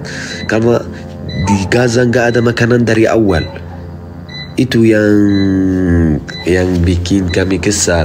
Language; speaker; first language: Indonesian; non-native, fluent; Arabic